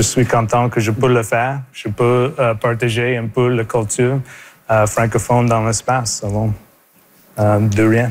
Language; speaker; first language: French; non-native, local second language; English